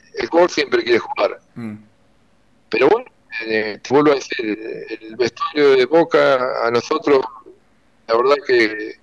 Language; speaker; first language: Spanish; native; Spanish